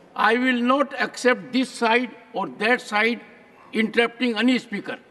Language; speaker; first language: English; non-native, local second language; Hindi